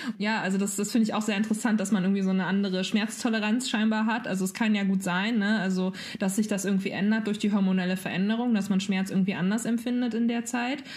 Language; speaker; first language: German; native; German